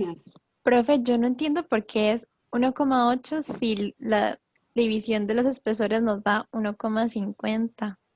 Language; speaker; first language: Spanish; native; Spanish